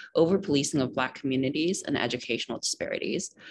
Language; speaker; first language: English; native; English